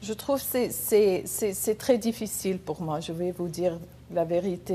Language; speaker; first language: French; non-native, local second language; Arabic